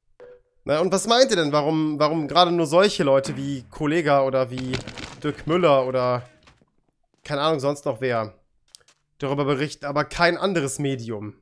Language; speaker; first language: German; native; German